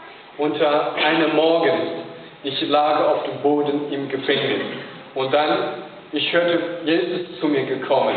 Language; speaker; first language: German; non-native, fluent; Chinese